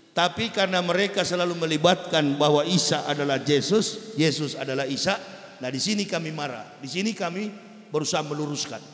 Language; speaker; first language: Indonesian; native; Indonesian